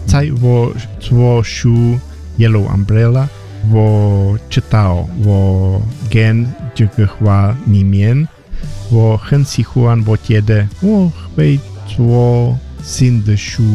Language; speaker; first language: Chinese; non-native, learner; English